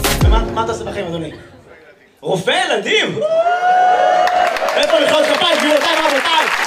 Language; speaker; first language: Hebrew; native; Hebrew